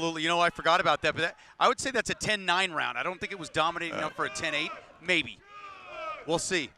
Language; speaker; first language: English; native; English